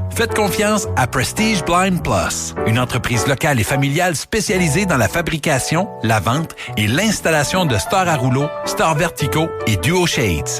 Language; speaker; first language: French; native; French